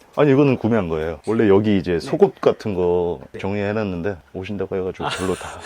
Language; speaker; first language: Korean; native; Korean